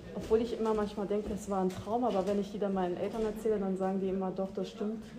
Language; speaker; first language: German; early bilingual, other home language; Albanian